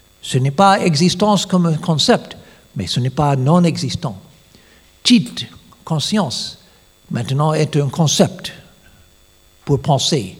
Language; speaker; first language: French; non-native, fluent; English